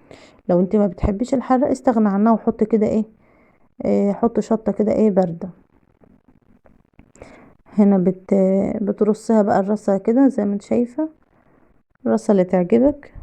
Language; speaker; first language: Arabic; native; Arabic